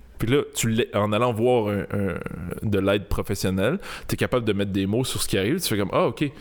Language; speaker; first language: French; native; French